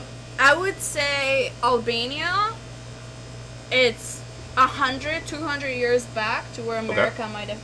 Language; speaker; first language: English; non-native, fluent; Albanian